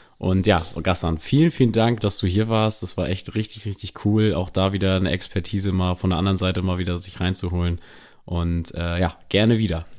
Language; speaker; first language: German; native; German